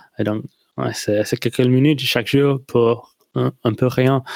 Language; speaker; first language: French; non-native, learner; English